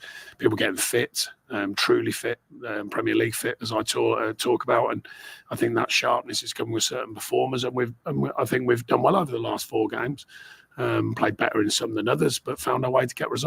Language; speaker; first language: English; native; English